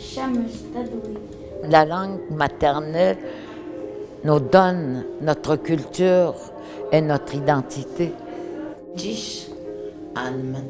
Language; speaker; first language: French; native; French